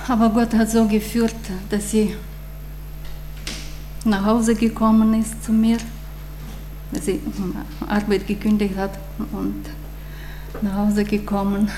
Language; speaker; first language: German; non-native, learner; Russian